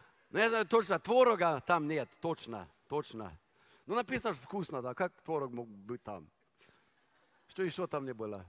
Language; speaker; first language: Russian; non-native, learner; Norwegian